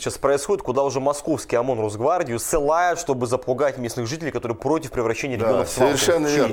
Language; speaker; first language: Russian; native; Russian